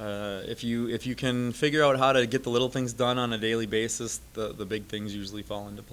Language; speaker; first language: English; native; English